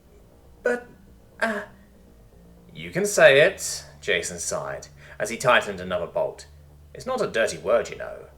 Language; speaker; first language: English; native; English